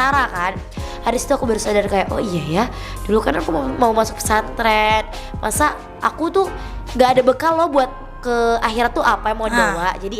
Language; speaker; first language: Indonesian; native; Indonesian